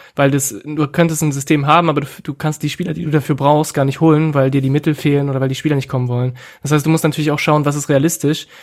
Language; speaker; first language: German; non-native, fluent; French